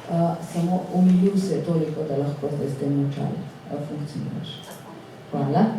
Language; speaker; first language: Slovenian; native; Slovenian